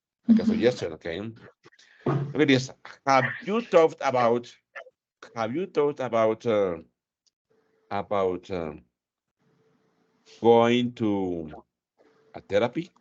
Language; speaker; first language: English; non-native, fluent; Spanish